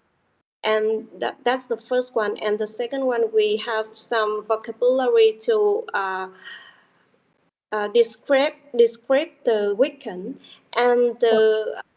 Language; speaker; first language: English; non-native, learner; Vietnamese